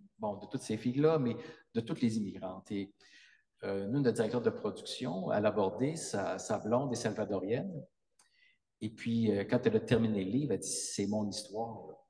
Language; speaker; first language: French; native; French